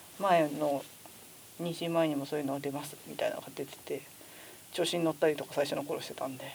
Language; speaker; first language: Japanese; native; Japanese